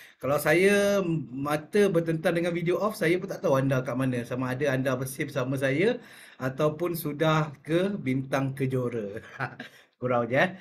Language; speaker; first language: Malay; native; Malay